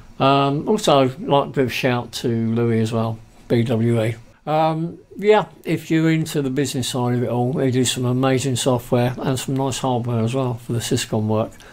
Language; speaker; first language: English; native; English